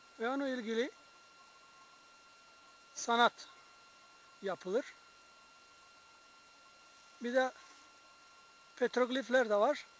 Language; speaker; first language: Turkish; non-native, fluent; English